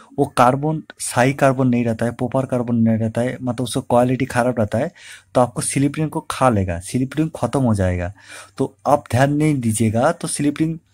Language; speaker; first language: Hindi; non-native, local second language; Bangla